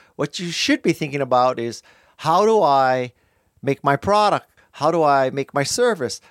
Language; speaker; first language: English; native; English